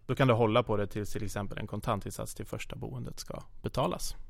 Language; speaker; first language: Swedish; native; Swedish